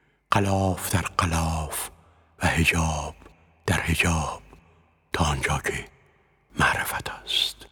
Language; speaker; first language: Persian; native; Persian